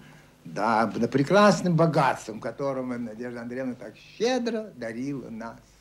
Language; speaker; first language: Russian; native; Russian